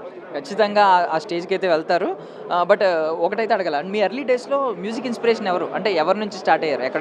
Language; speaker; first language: Telugu; native; Telugu